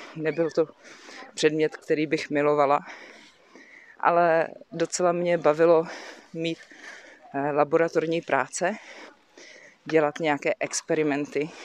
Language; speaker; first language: Czech; native; Czech